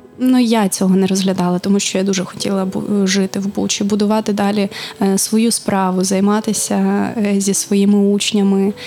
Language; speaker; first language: Ukrainian; non-native, local second language; Russian